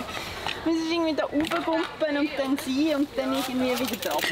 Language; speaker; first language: German; native; German